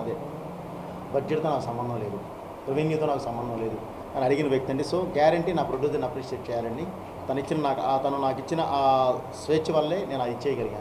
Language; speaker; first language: Telugu; native; Telugu